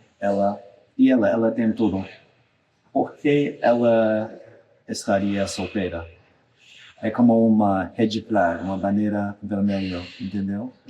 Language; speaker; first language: Portuguese; non-native, fluent; English